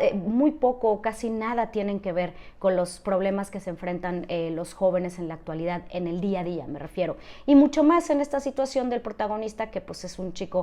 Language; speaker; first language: Spanish; native; Spanish